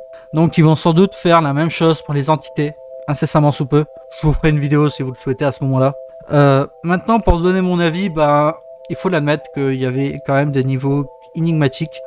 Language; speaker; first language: French; native; French